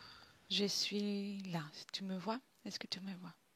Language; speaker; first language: French; non-native, fluent; Italian